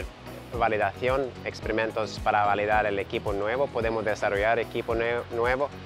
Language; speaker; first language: Spanish; non-native, fluent; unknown